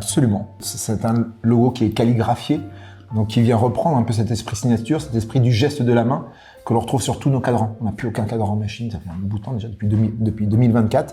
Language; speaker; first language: French; native; French